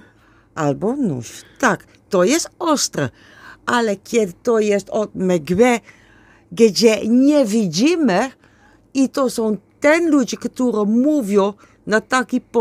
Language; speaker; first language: Polish; non-native, learner; Dutch